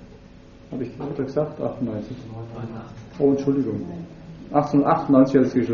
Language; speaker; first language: German; native; German